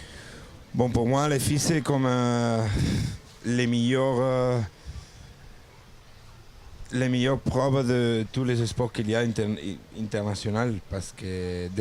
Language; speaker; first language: French; non-native, learner; Spanish